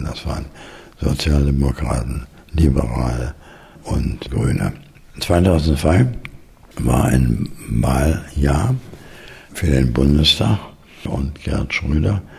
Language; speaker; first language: German; native; German